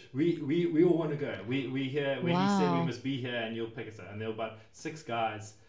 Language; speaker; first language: English; native; English